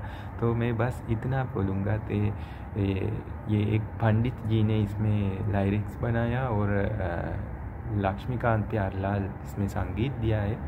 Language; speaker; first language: Hindi; non-native, learner; Sinhala